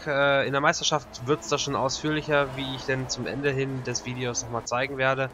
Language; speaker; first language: German; native; German